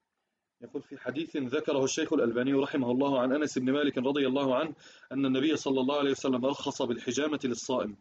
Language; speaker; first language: Arabic; native; Arabic